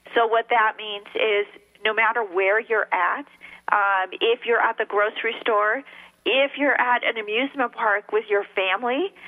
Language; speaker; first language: English; early bilingual, other home language; Spanish